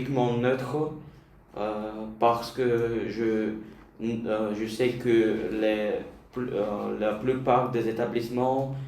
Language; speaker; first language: French; non-native, learner; Bulgarian